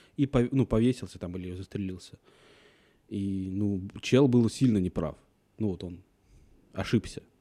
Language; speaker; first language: Russian; native; Russian